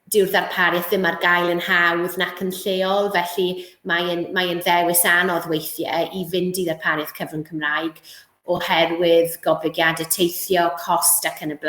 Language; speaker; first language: Welsh; native; Welsh